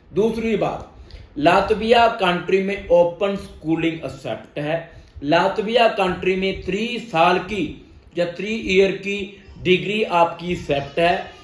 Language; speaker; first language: Hindi; non-native, local second language; Punjabi